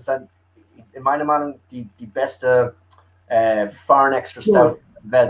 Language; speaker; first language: German; early bilingual, heritage; English